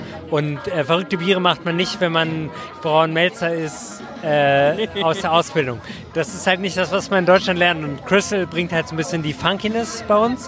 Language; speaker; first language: German; native; German